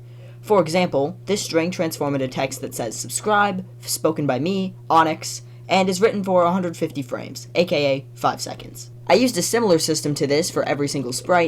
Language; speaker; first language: English; native; English